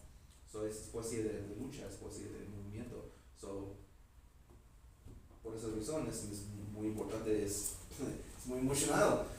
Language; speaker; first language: Spanish; non-native, learner; English